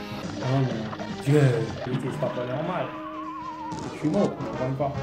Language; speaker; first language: French; non-native, local second language; Morisyen